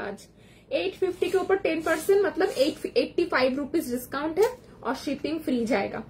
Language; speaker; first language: Hindi; non-native, local second language; Bangla